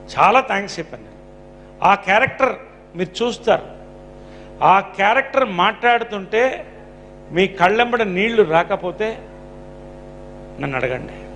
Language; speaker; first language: Telugu; native; Telugu